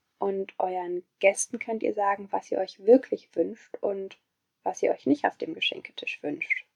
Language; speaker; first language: German; native; German